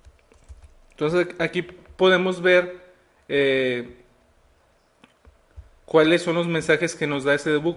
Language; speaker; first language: Spanish; native; Spanish